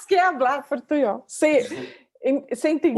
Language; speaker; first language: Spanish; non-native, learner; Portuguese